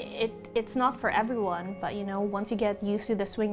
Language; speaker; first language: English; non-native, local second language; Hiligaynon